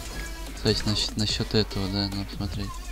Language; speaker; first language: Russian; native; Russian